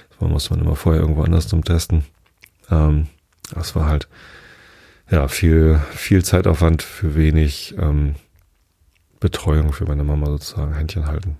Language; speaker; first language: German; native; German